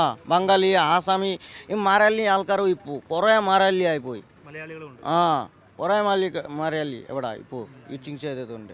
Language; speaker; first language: Malayalam; non-native, learner; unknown